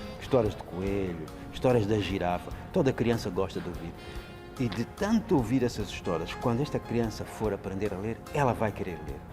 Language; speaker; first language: Portuguese; non-native, local second language; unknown